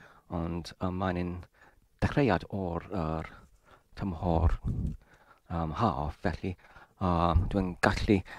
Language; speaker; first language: Welsh; non-native, learner; English